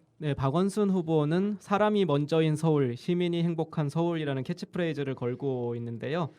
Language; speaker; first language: Korean; native; Korean